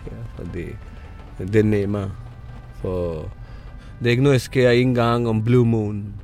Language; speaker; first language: Danish; non-native, fluent; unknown